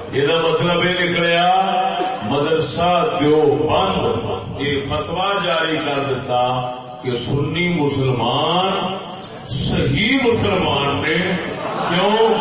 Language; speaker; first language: Urdu; non-native, local second language; Punjabi